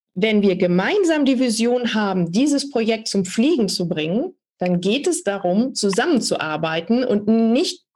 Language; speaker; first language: German; native; German